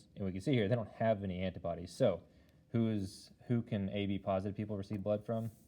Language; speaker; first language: English; native; English